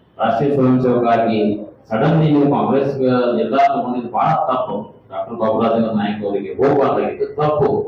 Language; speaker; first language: Kannada; non-native, local second language; Lambadi